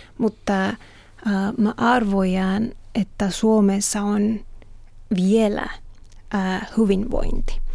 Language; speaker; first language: Finnish; non-native, learner; Spanish